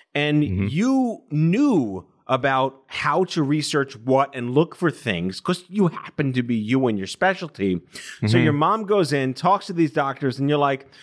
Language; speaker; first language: English; native; English